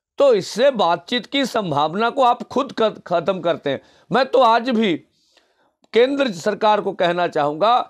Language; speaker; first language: Hindi; non-native, local second language; Punjabi